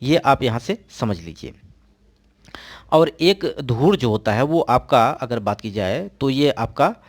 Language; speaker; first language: Hindi; native; Hindi